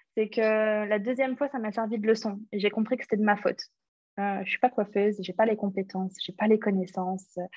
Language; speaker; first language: French; early bilingual, other home language; English